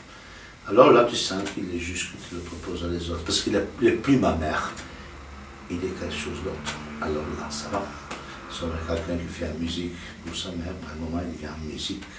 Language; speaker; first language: French; non-native, fluent; Italian